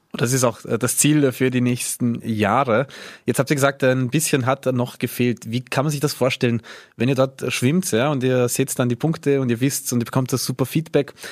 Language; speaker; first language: German; native; German